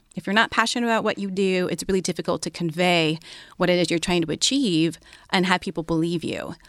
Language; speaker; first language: English; native; English